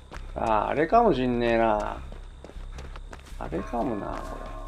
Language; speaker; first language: Japanese; native; Japanese